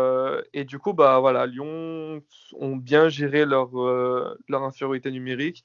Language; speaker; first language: French; native; French